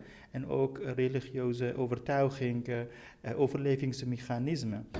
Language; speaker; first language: Dutch; non-native, fluent; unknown